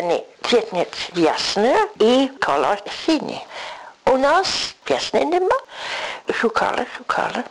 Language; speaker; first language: Polish; non-native, learner; English